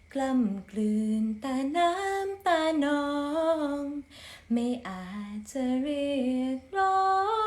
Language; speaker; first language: Thai; native; Thai